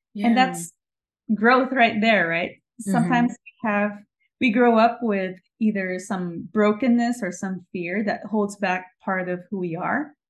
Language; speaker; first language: English; non-native, local second language; Filipino